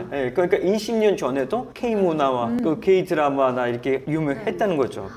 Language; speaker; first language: Korean; non-native, fluent; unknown